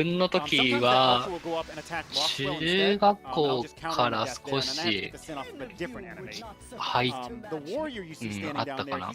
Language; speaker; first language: Japanese; native; Japanese